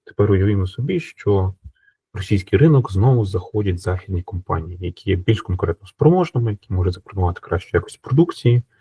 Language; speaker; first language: Ukrainian; native; Ukrainian